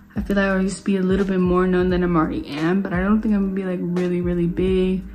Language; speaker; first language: English; native; English